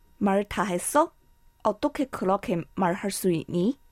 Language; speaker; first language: Korean; non-native, fluent; Chinese